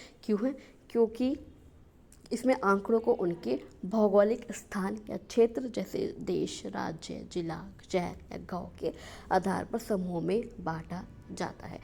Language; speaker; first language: Hindi; native; Hindi